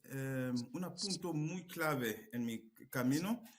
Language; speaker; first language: Spanish; non-native, fluent; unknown